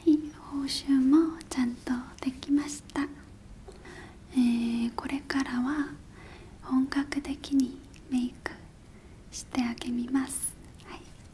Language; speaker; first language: Japanese; non-native, learner; Korean